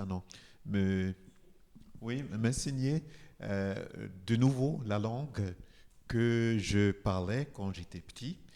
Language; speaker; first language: French; non-native, fluent; Igbo